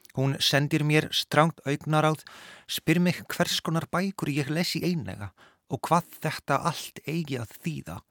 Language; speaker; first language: Icelandic; non-native, fluent; Polish